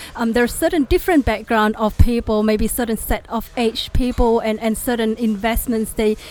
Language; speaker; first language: English; non-native, fluent; Indonesian